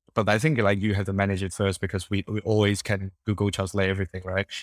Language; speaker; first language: English; non-native, local second language; Cantonese